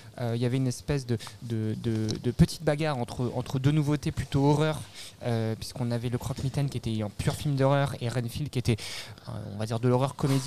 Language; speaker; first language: French; native; French